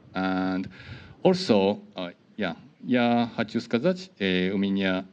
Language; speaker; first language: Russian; non-native, learner; Japanese